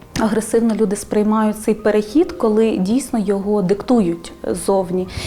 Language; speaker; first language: Ukrainian; non-native, local second language; Russian